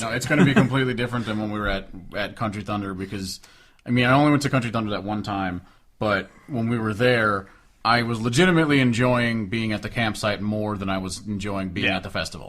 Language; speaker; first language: English; native; English